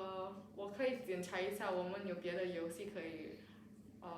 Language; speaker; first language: Chinese; non-native, local second language; English